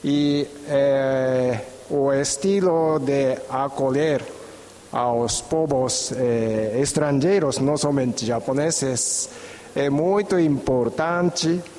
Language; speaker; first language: Portuguese; non-native, fluent; Japanese